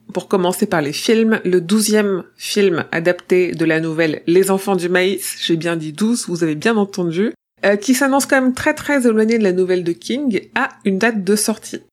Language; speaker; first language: French; native; French